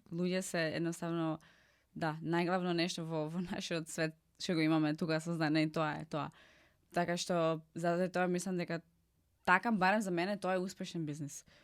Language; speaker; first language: Macedonian; non-native, fluent; Czech